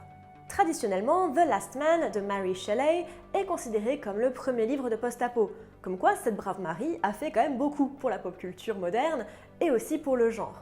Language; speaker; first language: French; native; French